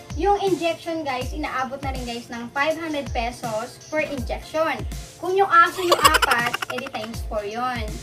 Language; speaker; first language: Filipino; non-native, local second language; Bikol